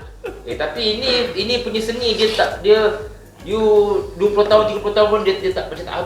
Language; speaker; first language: Malay; native; Malay